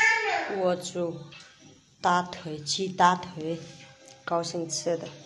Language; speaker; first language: Chinese; non-native, learner; Nepali